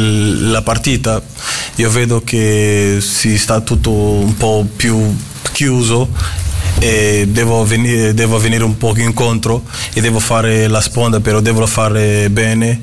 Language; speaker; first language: Italian; non-native, fluent; Portuguese